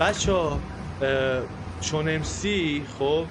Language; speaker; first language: Persian; native; Persian